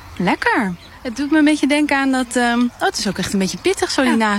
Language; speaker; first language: Dutch; native; Dutch